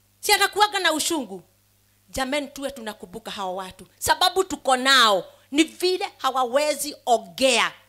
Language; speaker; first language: Swahili; non-native, local second language; Kikuyu